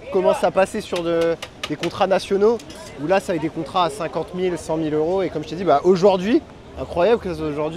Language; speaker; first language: French; native; French